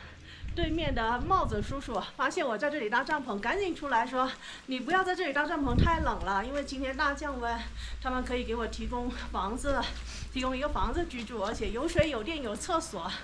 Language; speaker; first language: Chinese; native; Chinese